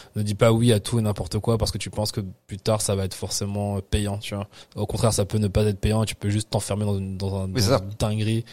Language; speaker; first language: French; native; French